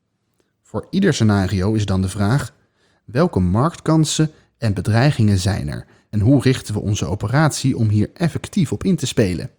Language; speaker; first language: Dutch; native; Dutch